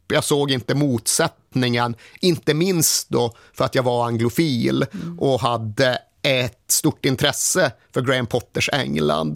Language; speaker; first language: Swedish; native; Swedish